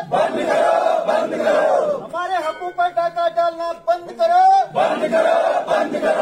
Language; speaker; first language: Hindi; native; Hindi